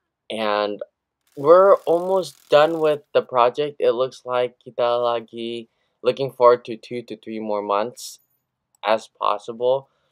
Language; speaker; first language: English; early bilingual, other home language; Indonesian